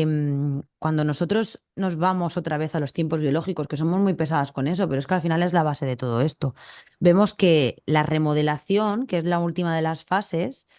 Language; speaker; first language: Spanish; native; Spanish